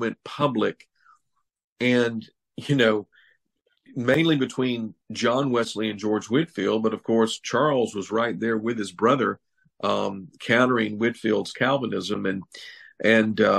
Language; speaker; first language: English; native; English